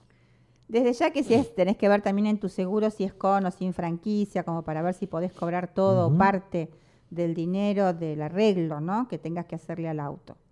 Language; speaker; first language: Spanish; native; Spanish